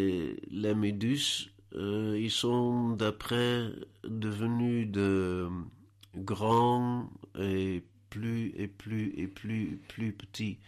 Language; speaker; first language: French; non-native, learner; Dutch